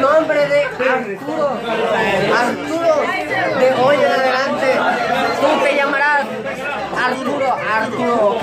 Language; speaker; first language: Spanish; native; Spanish